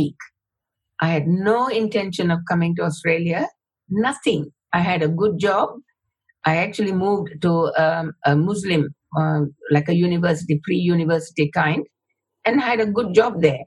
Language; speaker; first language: English; non-native, local second language; Tamil